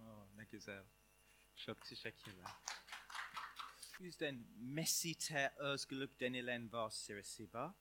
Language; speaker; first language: Turkish; non-native, fluent; English